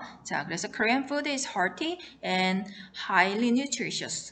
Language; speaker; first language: English; non-native, fluent; Korean